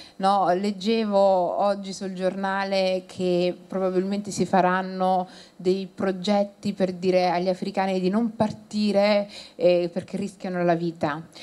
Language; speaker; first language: Italian; early bilingual, other home language; Somali